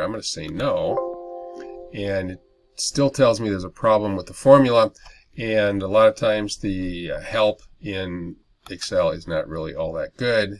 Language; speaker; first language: English; native; English